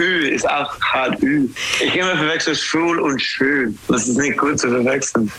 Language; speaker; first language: German; non-native, learner; English